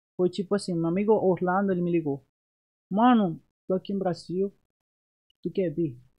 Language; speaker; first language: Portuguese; non-native, fluent; Spanish